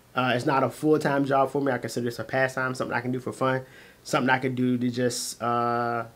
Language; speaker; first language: English; native; English